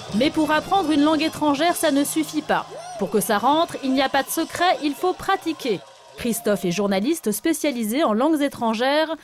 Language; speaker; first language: French; native; French